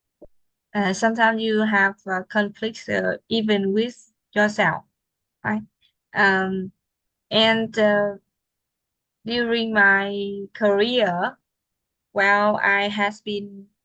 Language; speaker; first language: English; non-native, fluent; Vietnamese